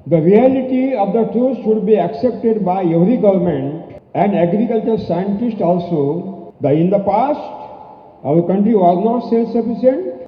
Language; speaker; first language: English; non-native, local second language; Marathi